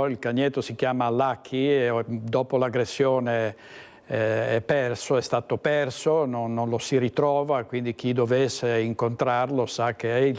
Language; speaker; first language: Italian; native; Italian